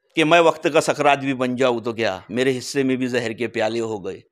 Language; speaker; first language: Hindi; non-native, local second language; Marathi